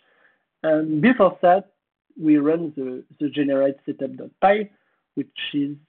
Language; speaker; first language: English; non-native, fluent; French